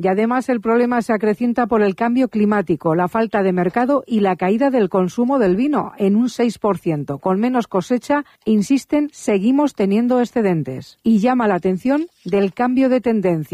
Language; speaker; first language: Spanish; native; Spanish